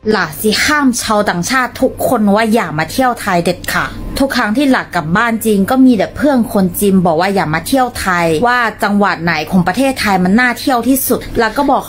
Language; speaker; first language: Thai; non-native, fluent; Chinese